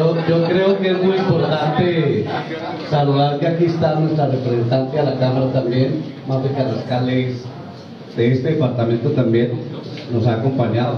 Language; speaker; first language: Spanish; native; Spanish